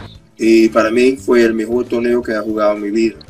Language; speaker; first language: Spanish; non-native, fluent; English